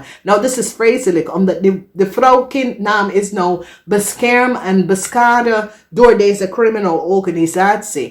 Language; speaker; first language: Dutch; non-native, fluent; English